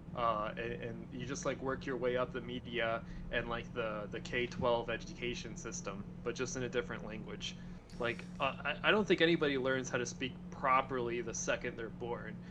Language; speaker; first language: English; early bilingual, other home language; Spanish